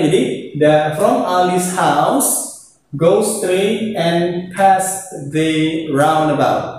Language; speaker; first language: English; non-native, fluent; Indonesian